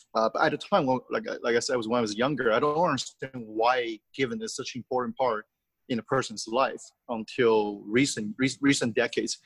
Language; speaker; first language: English; early bilingual, other home language; Chinese